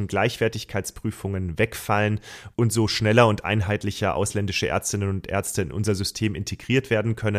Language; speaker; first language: German; native; German